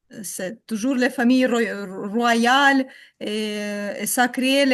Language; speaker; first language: French; non-native, learner; Ukrainian